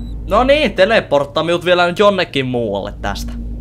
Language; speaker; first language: Finnish; native; Finnish